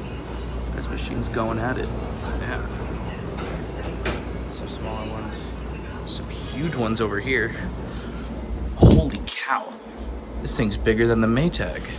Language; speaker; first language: English; native; English